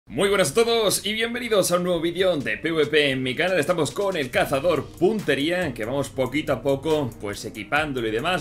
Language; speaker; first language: Spanish; native; Spanish